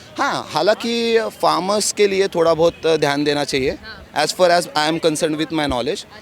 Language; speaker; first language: Hindi; non-native, local second language; Marathi